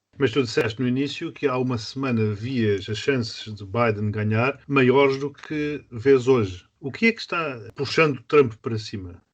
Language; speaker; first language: Portuguese; native; Portuguese